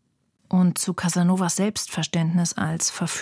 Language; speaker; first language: German; native; German